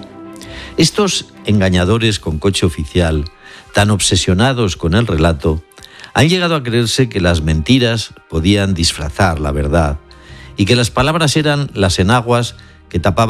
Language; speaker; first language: Spanish; native; Spanish